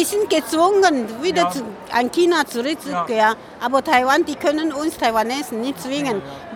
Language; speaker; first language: German; non-native, learner; Min Nan Chinese